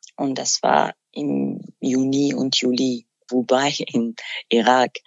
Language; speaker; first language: German; non-native, fluent; Arabic